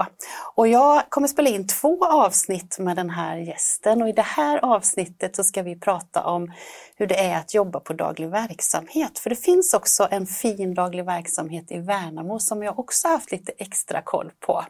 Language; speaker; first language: Swedish; native; Swedish